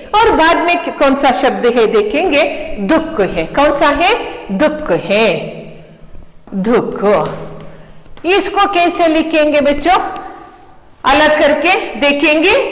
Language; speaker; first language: Hindi; non-native, local second language; Kannada